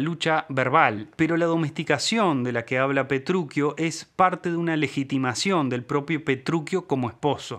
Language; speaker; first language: Spanish; native; Spanish